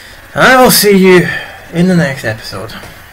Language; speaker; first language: English; native; English